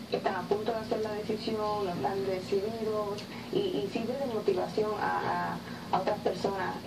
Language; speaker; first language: Spanish; early bilingual, heritage; Spanish